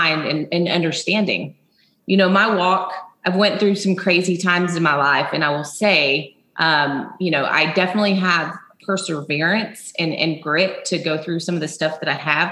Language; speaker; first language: English; native; English